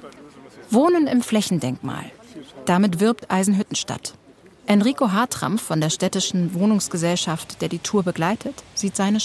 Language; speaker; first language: German; native; German